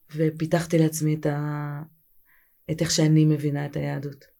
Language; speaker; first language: Hebrew; native; Hebrew